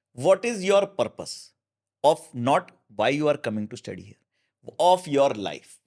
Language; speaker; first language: Hindi; native; Hindi